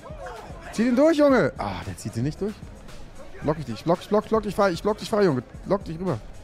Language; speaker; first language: German; native; German